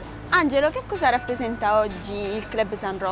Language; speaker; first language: Italian; native; Italian